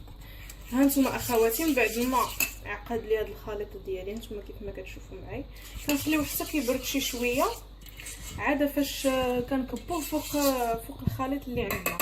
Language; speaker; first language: Arabic; native; Arabic